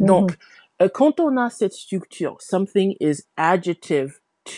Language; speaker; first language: French; non-native, fluent; English